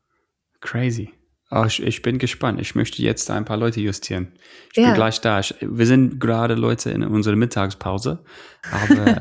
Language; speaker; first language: German; non-native, fluent; English